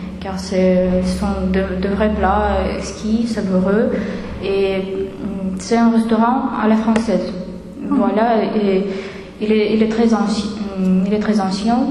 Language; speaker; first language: French; non-native, fluent; Russian